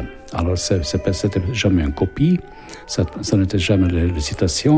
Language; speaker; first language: French; non-native, fluent; Hungarian